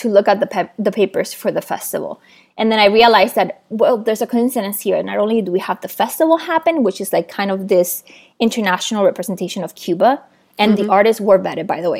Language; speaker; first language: English; native; English